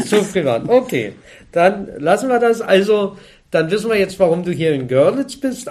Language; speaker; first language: German; native; German